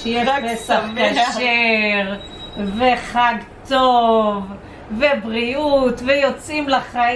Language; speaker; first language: Hebrew; native; Hebrew